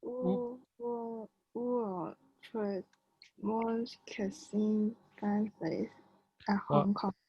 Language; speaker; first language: French; non-native, learner; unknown